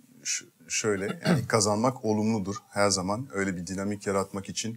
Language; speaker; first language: Turkish; non-native, fluent; French